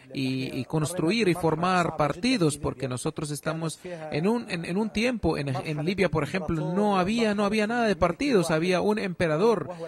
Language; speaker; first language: Spanish; non-native, fluent; Arabic